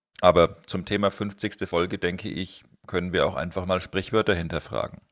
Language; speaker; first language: German; native; German